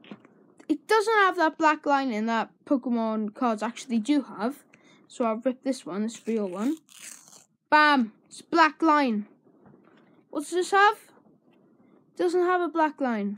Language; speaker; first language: English; native; English